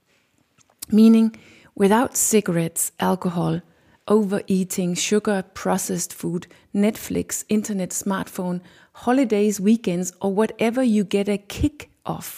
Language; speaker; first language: English; non-native, fluent; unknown